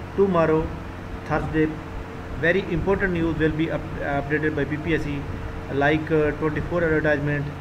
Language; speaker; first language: English; non-native, local second language; Urdu